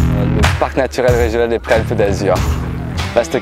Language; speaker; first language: French; native; French